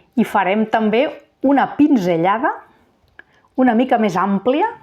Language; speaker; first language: Catalan; native; Catalan